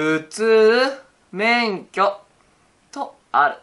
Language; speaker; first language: Japanese; native; Japanese